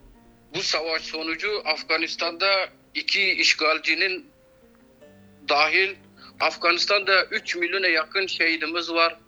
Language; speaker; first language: Turkish; non-native, fluent; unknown